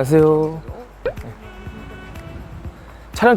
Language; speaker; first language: Korean; native; Korean